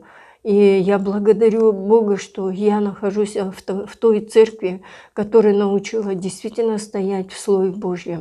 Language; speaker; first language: Russian; native; Russian